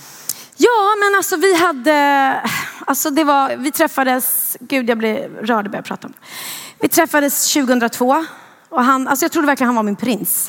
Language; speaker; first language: Swedish; native; Swedish